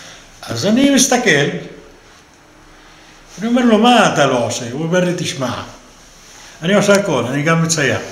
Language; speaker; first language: Hebrew; non-native, local second language; Arabic